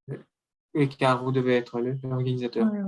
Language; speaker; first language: French; non-native, learner; Russian